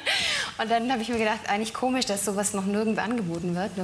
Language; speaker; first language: German; native; German